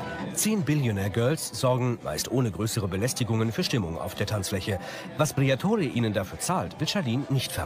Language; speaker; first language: German; native; German